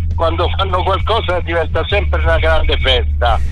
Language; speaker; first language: Italian; native; Italian